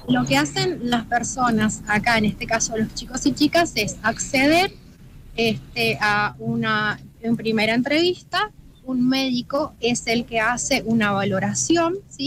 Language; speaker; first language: Spanish; native; Spanish